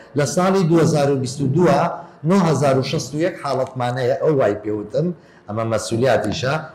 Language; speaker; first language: Central Kurdish; native; Central Kurdish